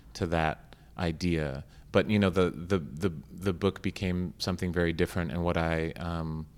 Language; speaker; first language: English; native; English